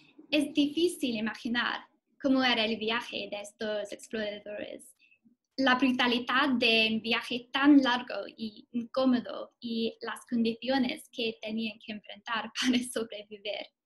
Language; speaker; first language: Spanish; non-native, fluent; English